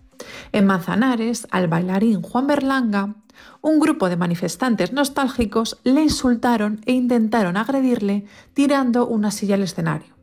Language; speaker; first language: Spanish; native; Spanish